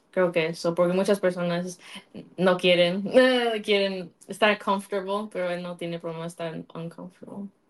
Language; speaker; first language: Spanish; early bilingual, heritage; Spanish